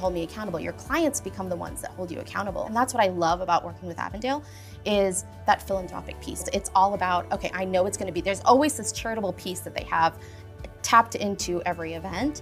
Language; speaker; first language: English; native; English